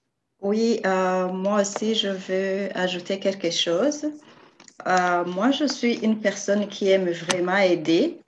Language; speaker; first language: French; non-native, local second language; Rundi